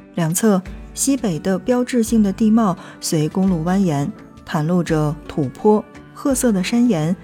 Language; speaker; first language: Chinese; native; Chinese